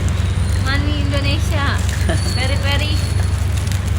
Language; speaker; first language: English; non-native, learner; Indonesian